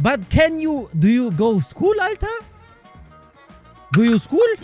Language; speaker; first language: English; non-native, learner; German